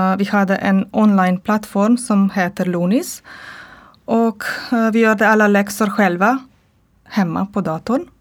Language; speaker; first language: Swedish; non-native, learner; Croatian